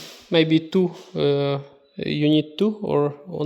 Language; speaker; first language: English; non-native, learner; Ukrainian